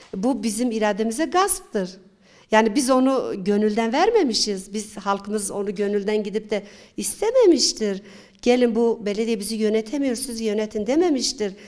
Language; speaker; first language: Turkish; non-native, local second language; Zaza